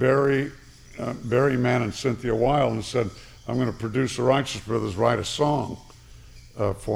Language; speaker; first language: English; native; English